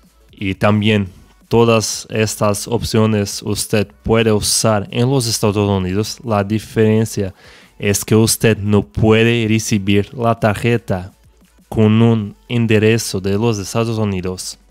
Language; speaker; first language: Spanish; non-native, fluent; Portuguese